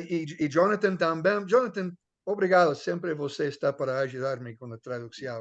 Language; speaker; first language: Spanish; non-native, fluent; English